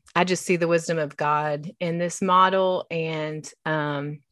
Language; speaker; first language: English; native; English